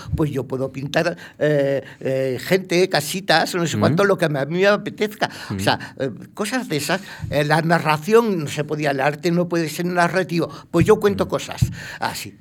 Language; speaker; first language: Spanish; native; Spanish